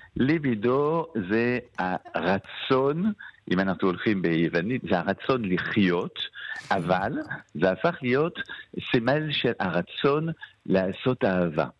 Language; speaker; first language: Hebrew; non-native, fluent; French